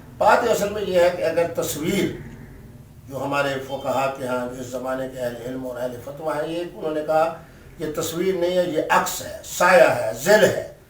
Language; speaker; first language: Urdu; non-native, local second language; Saraiki